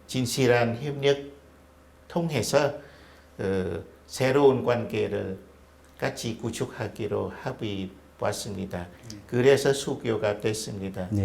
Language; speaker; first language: Korean; non-native, fluent; Vietnamese